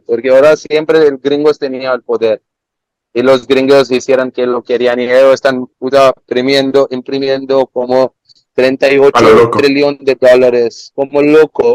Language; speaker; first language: Spanish; non-native, learner; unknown